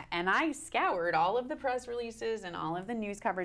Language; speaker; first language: English; native; English